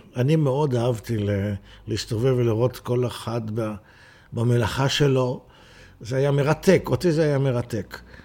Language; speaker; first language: Hebrew; native; Hebrew